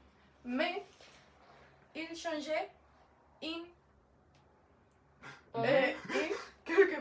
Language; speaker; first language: French; non-native, learner; Spanish